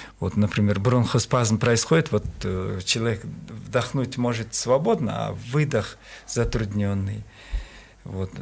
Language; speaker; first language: Russian; non-native, local second language; Kyrgyz